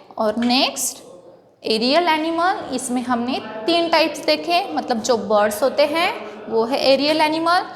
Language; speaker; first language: Hindi; non-native, local second language; Marathi